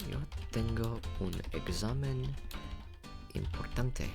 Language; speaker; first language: Spanish; non-native, learner; English